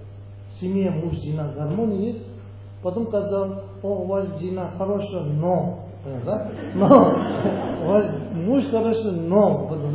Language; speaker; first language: Russian; non-native, learner; Tibetan